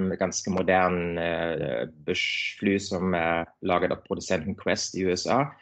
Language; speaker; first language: Norwegian; non-native, fluent; German